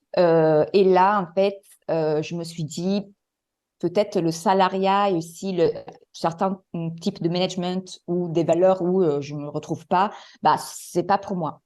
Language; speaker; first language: French; non-native, fluent; Italian